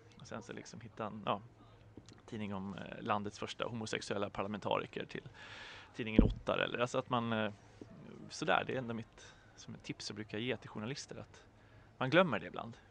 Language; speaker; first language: Swedish; native; Swedish